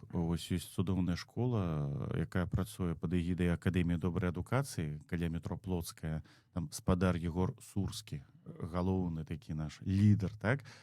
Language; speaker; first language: Belarusian; native; Belarusian